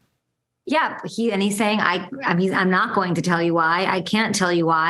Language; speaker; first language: English; native; English